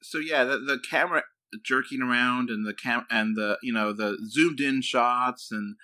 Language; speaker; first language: English; native; English